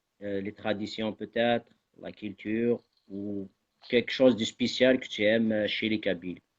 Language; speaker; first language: French; non-native, local second language; Kabyle